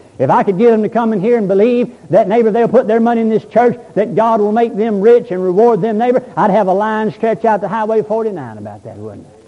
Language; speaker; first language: English; native; English